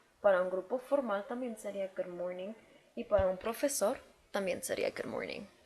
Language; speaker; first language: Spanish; native; Spanish